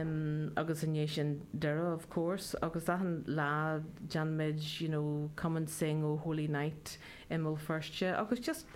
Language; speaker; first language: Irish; non-native, local second language; English